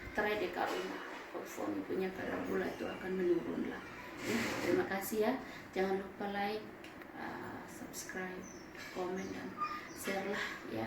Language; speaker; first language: Malay; non-native, local second language; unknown